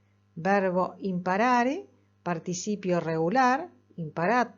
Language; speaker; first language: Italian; non-native, fluent; Spanish